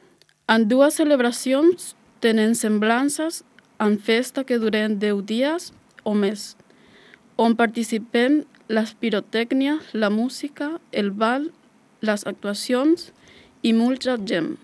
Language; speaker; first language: Catalan; non-native, learner; Spanish